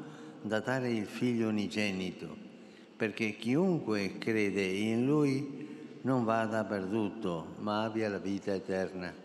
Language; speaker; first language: Italian; non-native, fluent; Spanish